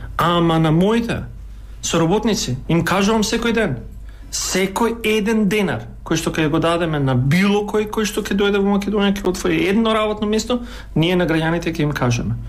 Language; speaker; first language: Macedonian; non-native, local second language; Albanian